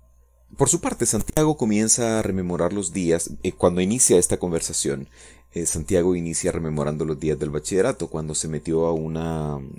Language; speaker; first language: Spanish; native; Spanish